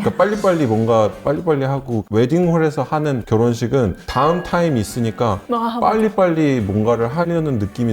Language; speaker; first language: Korean; early bilingual, heritage; Korean